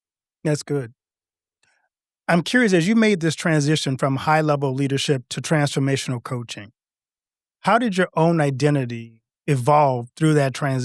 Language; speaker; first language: English; native; English